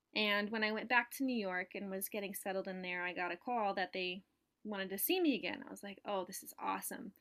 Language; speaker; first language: English; native; English